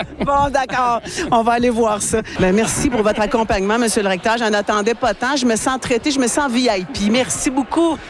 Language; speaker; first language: French; native; French